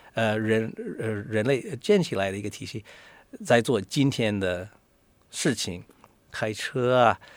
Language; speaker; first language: Chinese; non-native, fluent; English